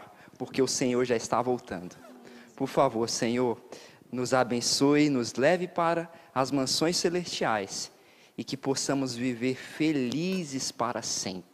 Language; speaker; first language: Portuguese; native; Portuguese